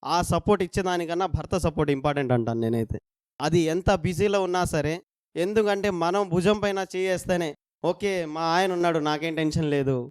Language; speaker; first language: Telugu; non-native, local second language; Urdu